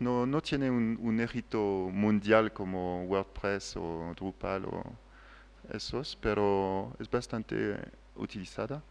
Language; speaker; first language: Spanish; non-native, fluent; French